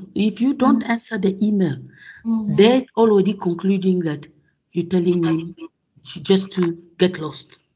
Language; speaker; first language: English; non-native, fluent; French